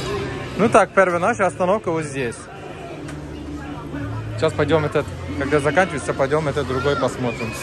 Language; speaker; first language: Russian; non-native, learner; Turkish